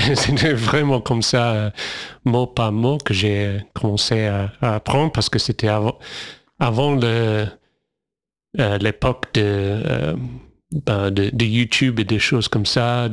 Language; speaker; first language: French; non-native, fluent; English